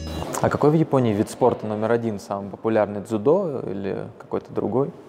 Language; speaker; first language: Russian; native; Russian